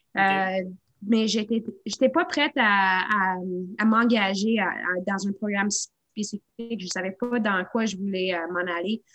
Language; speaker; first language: French; non-native, local second language; English